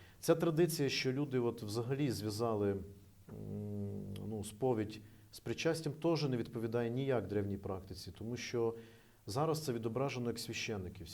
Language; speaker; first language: Ukrainian; native; Ukrainian